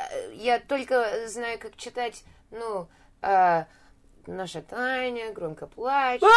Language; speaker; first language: Russian; early bilingual, heritage; Russian